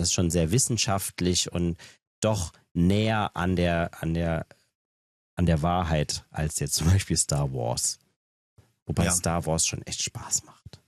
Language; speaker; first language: German; native; German